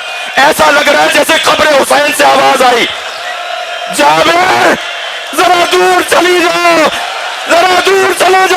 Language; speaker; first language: Urdu; native; Urdu